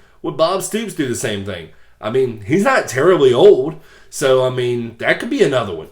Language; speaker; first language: English; native; English